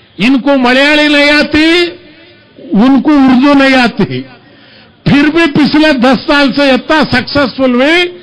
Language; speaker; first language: Urdu; native; Urdu